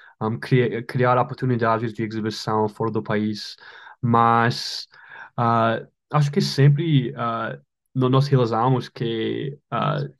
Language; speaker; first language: Portuguese; non-native, learner; English